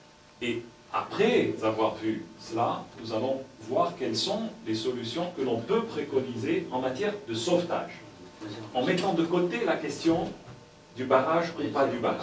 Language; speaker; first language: French; native; French